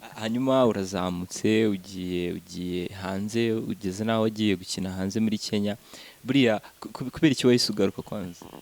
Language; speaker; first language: Kinyarwanda; native; Kinyarwanda